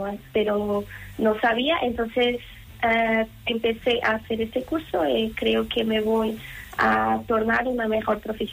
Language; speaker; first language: Spanish; non-native, learner; Portuguese